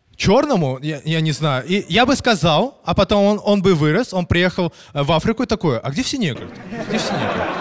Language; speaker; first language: Russian; native; Russian